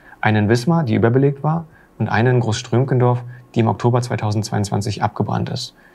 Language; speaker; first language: German; native; German